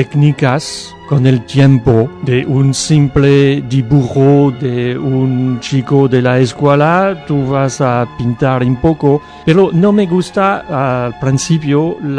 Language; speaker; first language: Spanish; non-native, learner; French